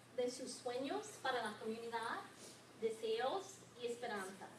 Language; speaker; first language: Spanish; non-native, learner; English